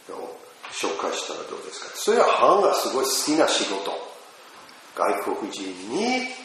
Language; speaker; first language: Japanese; non-native, fluent; English